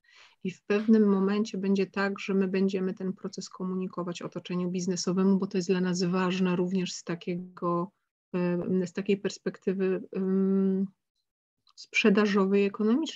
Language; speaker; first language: Polish; native; Polish